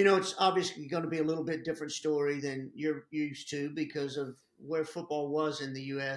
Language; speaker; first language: English; native; English